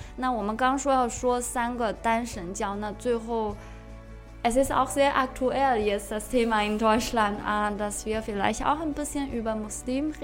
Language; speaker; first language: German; non-native, fluent; Chinese